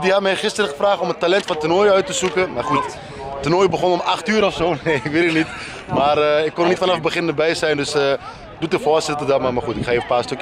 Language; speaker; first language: Dutch; native; Dutch